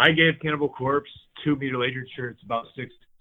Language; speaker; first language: English; native; English